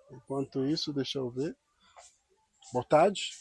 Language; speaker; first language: Portuguese; non-native, learner; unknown